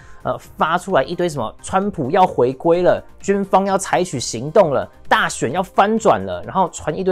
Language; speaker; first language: Chinese; native; Chinese